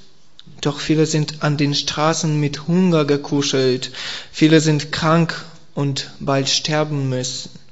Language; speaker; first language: German; non-native, learner; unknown